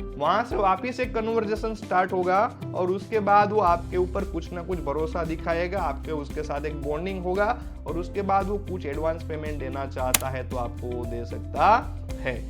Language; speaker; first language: Hindi; non-native, local second language; Gujarati